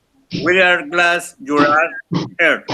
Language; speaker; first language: English; non-native, learner; Spanish